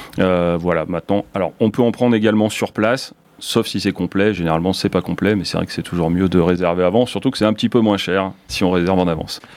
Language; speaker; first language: French; native; French